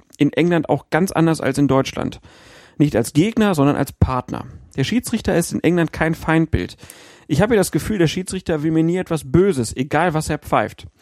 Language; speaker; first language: German; native; German